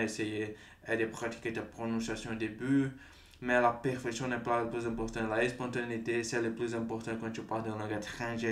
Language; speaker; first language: French; non-native, fluent; Portuguese